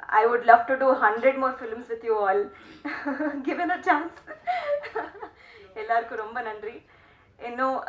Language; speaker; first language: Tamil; non-native, learner; Telugu